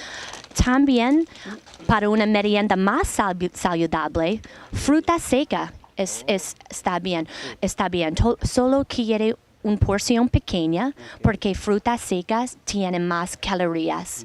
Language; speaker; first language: Spanish; non-native, learner; English